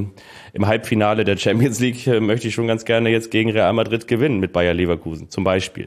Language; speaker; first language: German; native; German